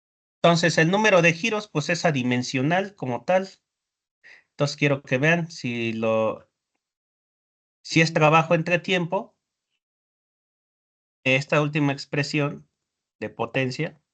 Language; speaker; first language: Spanish; native; Spanish